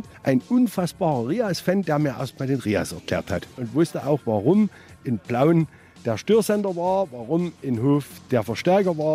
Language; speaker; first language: German; native; German